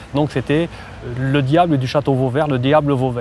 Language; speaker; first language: French; native; French